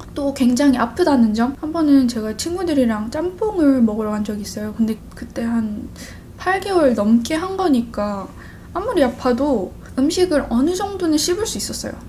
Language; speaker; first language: Korean; early bilingual, other home language; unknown